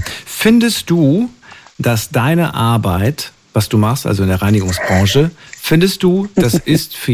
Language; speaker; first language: German; native; German